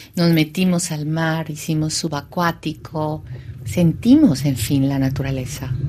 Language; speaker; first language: Spanish; native; Spanish